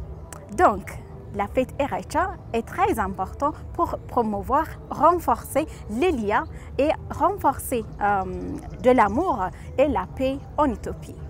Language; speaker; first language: French; non-native, fluent; Amharic